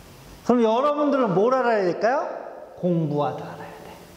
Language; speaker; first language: Korean; non-native, fluent; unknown